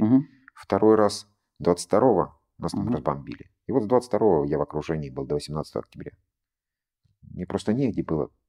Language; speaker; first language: Russian; native; Russian